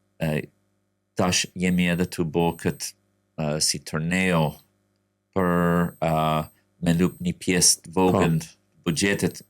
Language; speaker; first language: Albanian; non-native, fluent; English